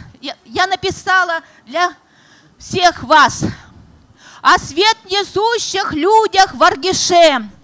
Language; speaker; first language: Russian; non-native, local second language; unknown